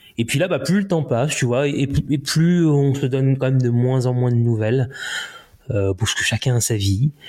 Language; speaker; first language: French; native; French